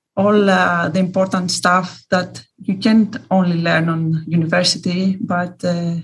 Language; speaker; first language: English; non-native, fluent; Greek